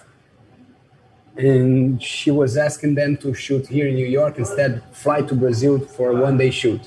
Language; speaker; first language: English; non-native, fluent; Portuguese